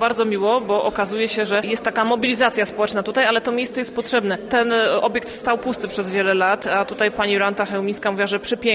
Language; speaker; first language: Polish; native; Polish